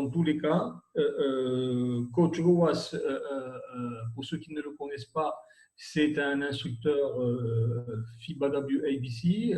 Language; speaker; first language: French; non-native, local second language; Arabic